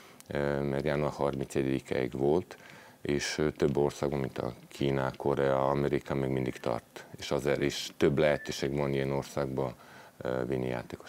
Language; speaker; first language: Hungarian; non-native, fluent; Serbian